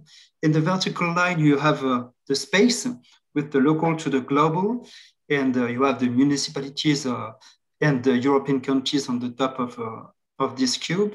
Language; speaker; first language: English; non-native, fluent; French